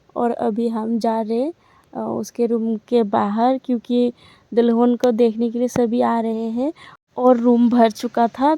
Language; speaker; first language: Hindi; non-native, local second language; Assamese